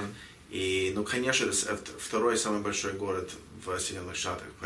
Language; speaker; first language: Russian; early bilingual, heritage; Russian